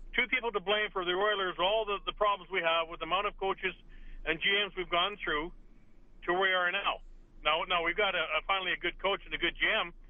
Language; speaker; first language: English; native; English